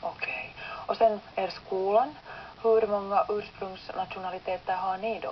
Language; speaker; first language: Swedish; non-native, local second language; Finnish